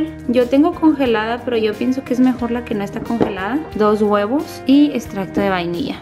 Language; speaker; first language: Spanish; native; Spanish